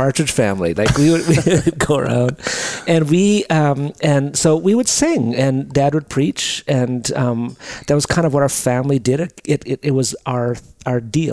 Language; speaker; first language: English; native; English